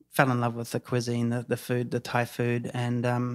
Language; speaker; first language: English; native; English